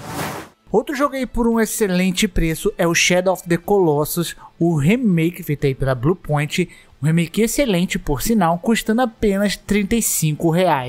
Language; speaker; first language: Portuguese; native; Portuguese